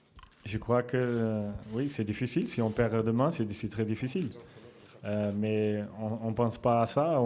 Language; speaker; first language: French; non-native, fluent; Portuguese